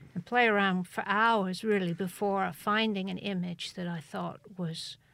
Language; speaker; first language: English; native; English